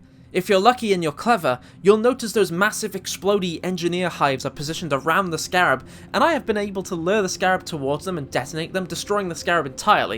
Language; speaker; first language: English; native; English